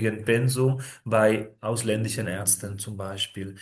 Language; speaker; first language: German; non-native, fluent; Spanish